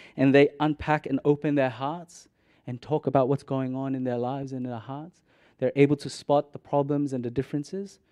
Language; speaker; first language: English; non-native, local second language; Cebuano